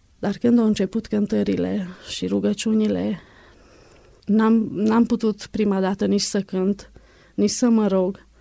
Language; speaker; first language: Romanian; non-native, local second language; Hungarian